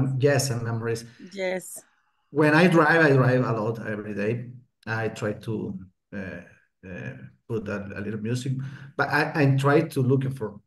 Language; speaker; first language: English; non-native, learner; Spanish